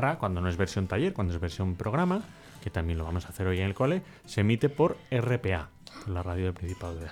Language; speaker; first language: Spanish; native; Spanish